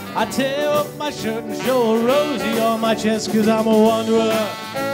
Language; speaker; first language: English; native; English